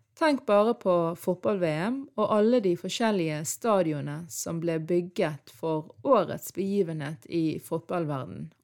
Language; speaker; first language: Norwegian; early bilingual, other home language; Arabic